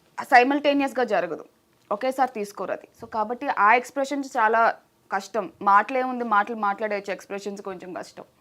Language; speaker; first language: Telugu; native; Telugu